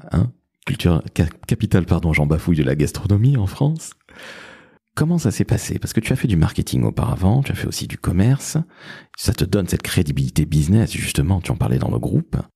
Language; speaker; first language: French; native; French